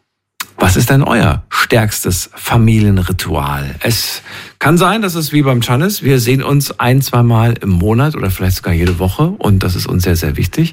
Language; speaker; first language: German; native; German